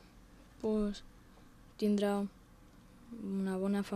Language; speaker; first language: Catalan; non-native, local second language; Spanish